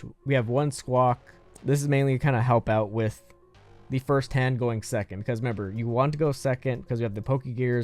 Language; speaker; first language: English; native; English